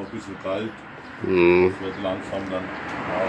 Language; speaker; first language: German; non-native, fluent; Punjabi